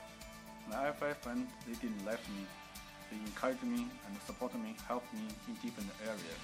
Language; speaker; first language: English; non-native, fluent; Chinese